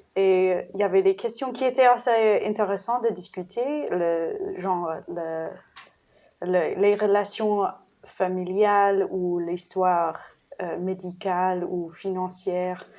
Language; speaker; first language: French; non-native, fluent; English